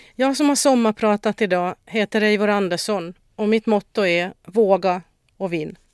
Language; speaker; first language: Swedish; native; Swedish